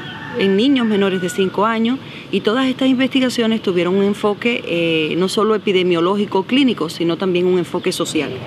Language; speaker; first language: Spanish; native; Spanish